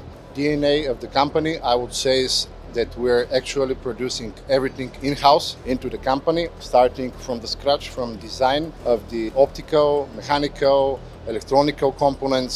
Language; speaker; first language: English; non-native, fluent; Bulgarian